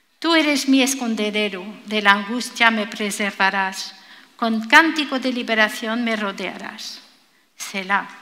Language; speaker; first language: Spanish; non-native, fluent; French